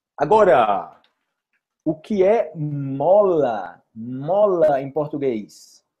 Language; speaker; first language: Portuguese; native; Portuguese